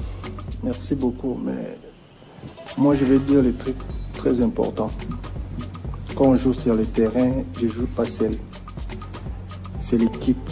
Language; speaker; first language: French; non-native, local second language; Lingala